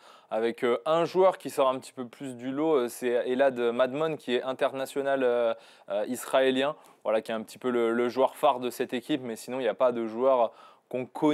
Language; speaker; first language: French; native; French